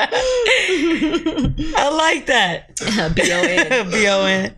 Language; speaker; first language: English; native; English